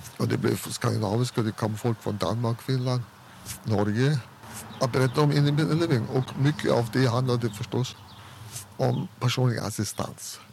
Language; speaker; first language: Swedish; non-native, fluent; German